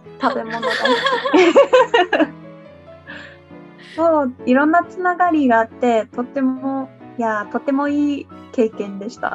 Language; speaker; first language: Japanese; non-native, fluent; English